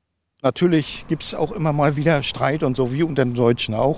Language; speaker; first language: German; native; German